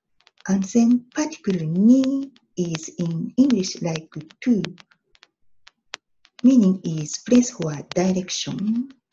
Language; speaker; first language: English; non-native, learner; Japanese